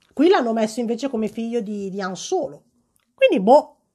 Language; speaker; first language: Italian; native; Italian